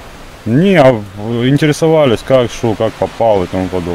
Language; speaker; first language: Russian; native; Russian